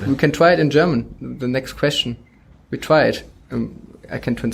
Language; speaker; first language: English; non-native, fluent; German